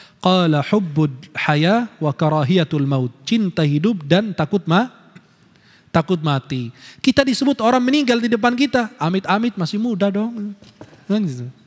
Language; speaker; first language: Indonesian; non-native, fluent; Arabic